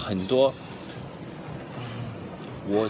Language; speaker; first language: Chinese; early bilingual, heritage; English